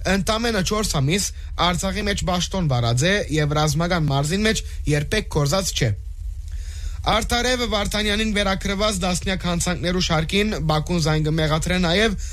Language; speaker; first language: Armenian; early bilingual, heritage; Armenian